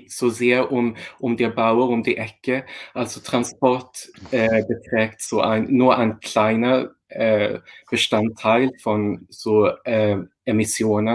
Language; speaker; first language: German; non-native, fluent; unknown